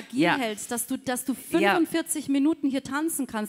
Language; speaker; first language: German; native; German